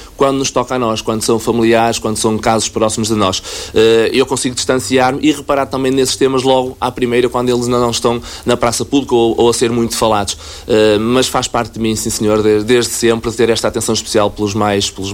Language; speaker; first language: Portuguese; native; Portuguese